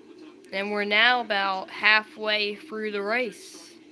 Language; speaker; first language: English; native; English